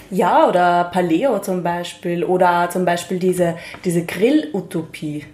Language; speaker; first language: German; native; German